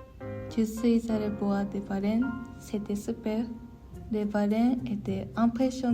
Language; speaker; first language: French; non-native, learner; Japanese